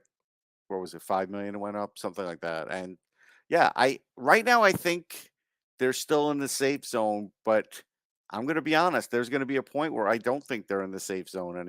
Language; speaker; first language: English; native; English